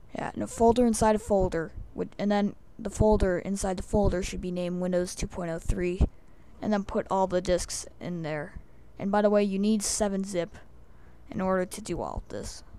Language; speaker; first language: English; native; English